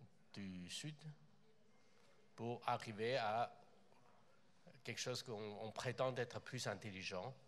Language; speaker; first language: French; non-native, fluent; Chinese